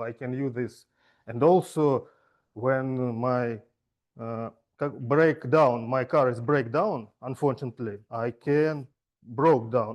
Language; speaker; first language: English; non-native, fluent; Russian